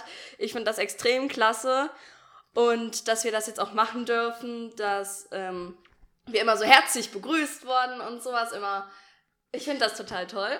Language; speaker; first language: German; native; German